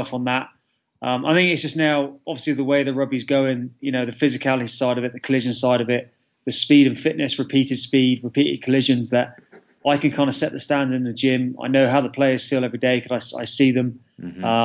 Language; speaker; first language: English; native; English